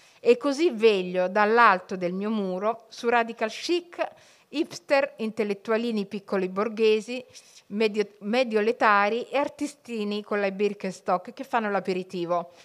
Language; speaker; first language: Italian; early bilingual, other home language; Somali